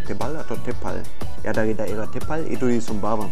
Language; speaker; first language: Indonesian; non-native, fluent; German